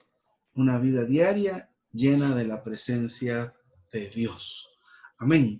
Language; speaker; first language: Spanish; native; Spanish